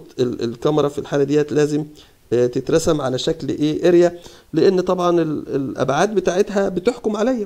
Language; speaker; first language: Arabic; native; Arabic